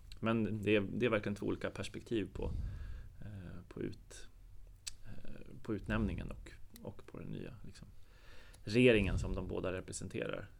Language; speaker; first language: Swedish; native; Swedish